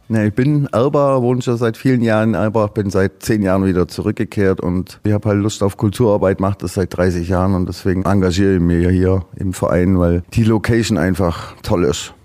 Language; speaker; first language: German; native; German